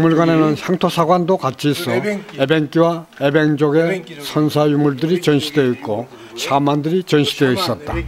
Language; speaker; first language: Korean; native; Korean